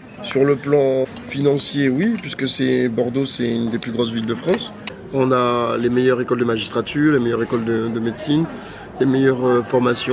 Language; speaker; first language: French; native; French